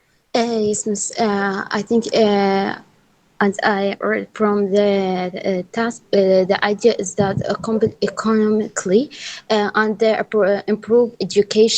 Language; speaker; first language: English; non-native, learner; Arabic